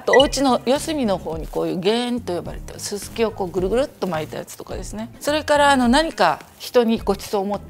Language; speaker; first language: Japanese; native; Japanese